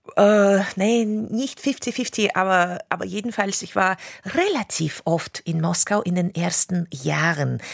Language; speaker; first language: German; non-native, fluent; Russian